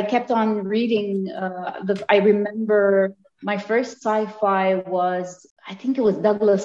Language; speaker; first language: English; non-native, fluent; Arabic